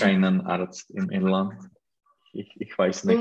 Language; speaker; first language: German; non-native, learner; Czech